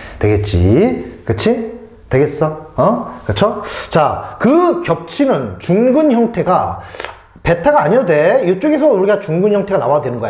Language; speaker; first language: Korean; native; Korean